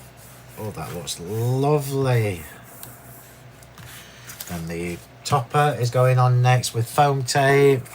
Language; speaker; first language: English; native; English